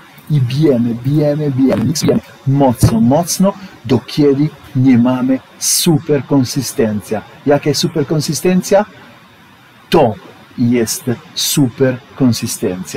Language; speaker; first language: Polish; non-native, learner; Italian